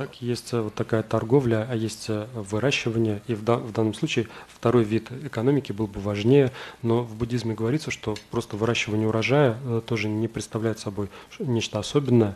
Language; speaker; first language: Russian; native; Russian